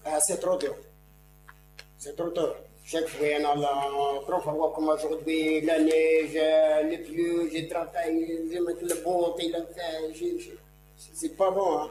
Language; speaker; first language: French; non-native, learner; Arabic